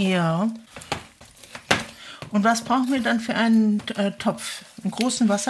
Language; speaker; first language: German; native; German